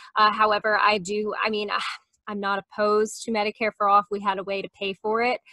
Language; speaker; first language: English; native; English